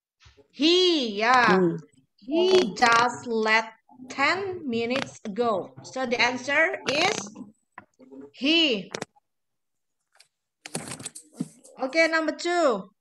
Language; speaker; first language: English; non-native, fluent; Indonesian